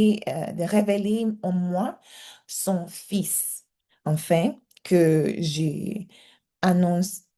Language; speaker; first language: French; non-native, learner; English